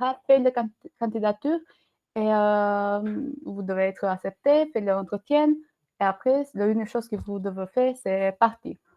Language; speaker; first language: French; non-native, learner; Albanian